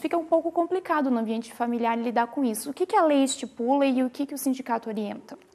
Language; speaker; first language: Portuguese; native; Portuguese